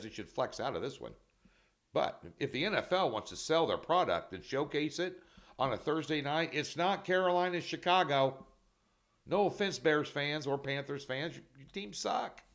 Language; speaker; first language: English; native; English